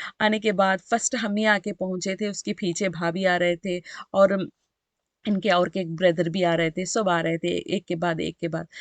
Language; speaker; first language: Hindi; non-native, local second language; Urdu